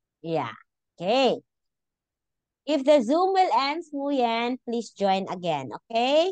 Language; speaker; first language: English; non-native, local second language; Filipino